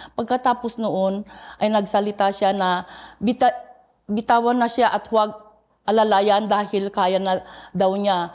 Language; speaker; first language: Filipino; non-native, local second language; Iloko